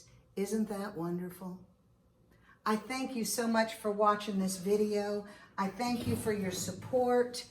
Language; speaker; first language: English; native; English